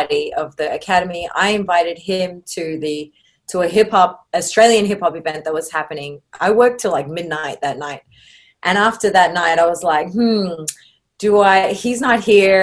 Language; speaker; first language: English; native; English